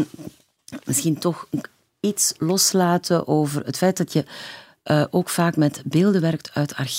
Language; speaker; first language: Dutch; native; Dutch